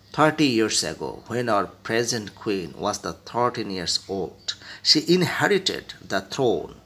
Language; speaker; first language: English; non-native, local second language; Bangla